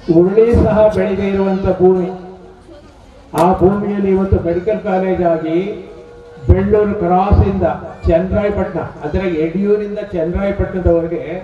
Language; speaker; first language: Kannada; native; Kannada